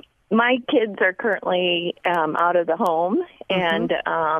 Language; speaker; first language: English; early bilingual, other home language; Spanish